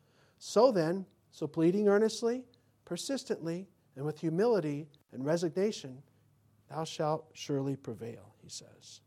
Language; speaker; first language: English; native; English